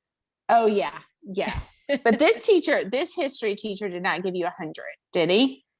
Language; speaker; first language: English; native; English